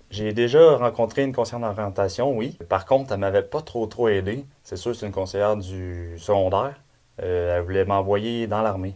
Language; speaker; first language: French; native; French